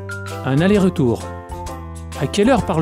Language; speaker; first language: French; non-native, learner; Azerbaijani